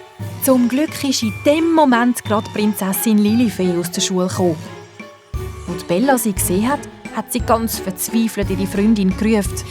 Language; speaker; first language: German; native; German